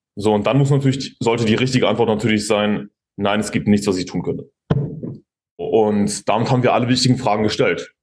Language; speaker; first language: German; native; German